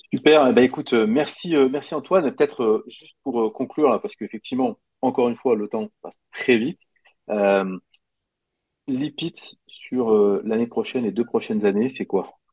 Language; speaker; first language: French; native; French